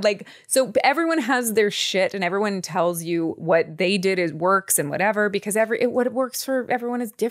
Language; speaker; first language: English; native; English